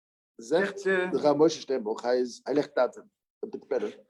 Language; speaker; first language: Dutch; non-native, learner; English